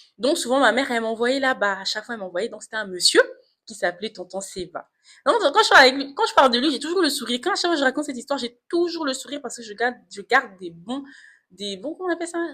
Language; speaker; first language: French; non-native, local second language; Lingala